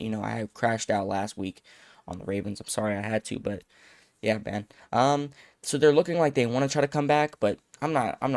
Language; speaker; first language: English; native; English